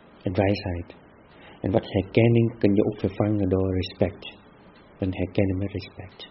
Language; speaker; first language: Dutch; non-native, fluent; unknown